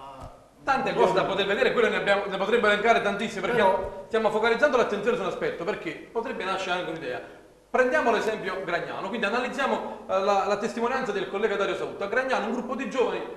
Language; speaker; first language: Italian; native; Italian